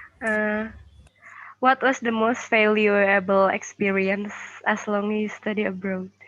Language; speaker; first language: English; non-native, learner; Indonesian